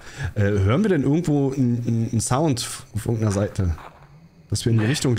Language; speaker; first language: German; native; German